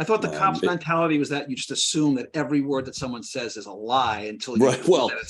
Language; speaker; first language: English; native; English